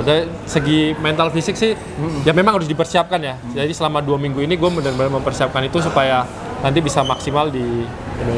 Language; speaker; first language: Indonesian; native; Indonesian